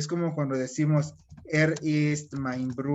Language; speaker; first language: German; non-native, fluent; Spanish